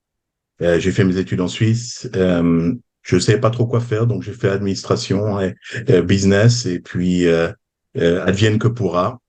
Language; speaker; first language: French; native; French